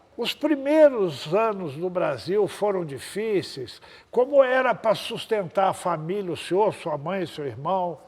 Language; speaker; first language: Portuguese; native; Portuguese